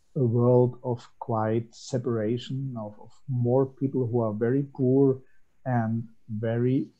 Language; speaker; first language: English; non-native, fluent; German